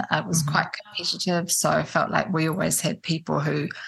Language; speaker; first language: English; native; English